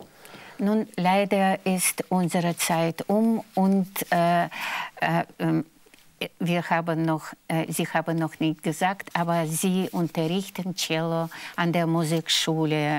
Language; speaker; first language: German; non-native, fluent; Russian